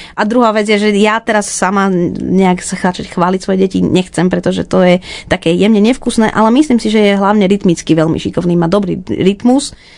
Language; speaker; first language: Slovak; native; Slovak